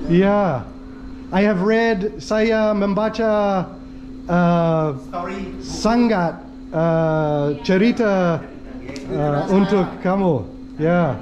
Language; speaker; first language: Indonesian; non-native, learner; English